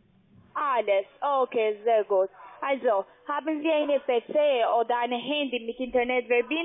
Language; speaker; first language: German; non-native, learner; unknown